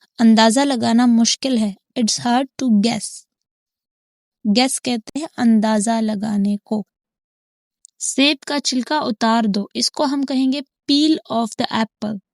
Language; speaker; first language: Hindi; native; Hindi